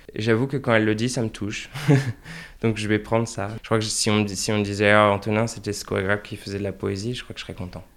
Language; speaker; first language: French; native; French